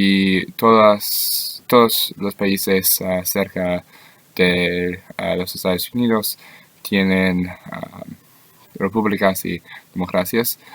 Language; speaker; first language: Spanish; non-native, learner; English